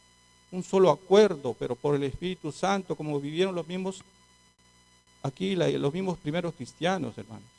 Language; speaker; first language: Spanish; native; Spanish